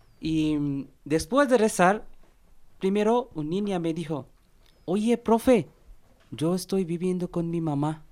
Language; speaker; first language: Spanish; non-native, learner; Bangla